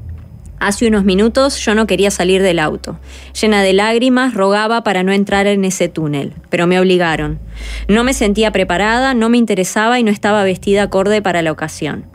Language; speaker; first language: Spanish; native; Spanish